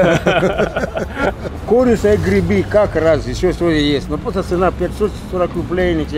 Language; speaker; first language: Russian; non-native, learner; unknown